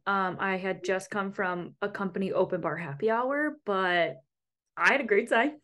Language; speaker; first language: English; native; English